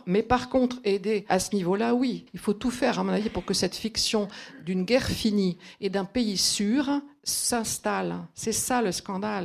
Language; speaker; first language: French; native; French